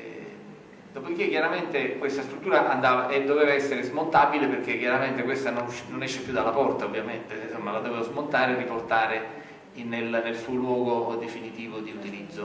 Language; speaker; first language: Italian; native; Italian